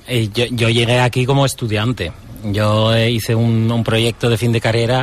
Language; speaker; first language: Spanish; non-native, fluent; Dutch